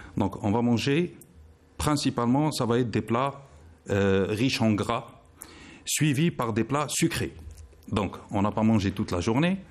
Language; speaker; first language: French; non-native, local second language; Arabic